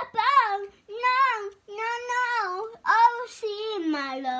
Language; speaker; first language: Italian; early bilingual, heritage; Italian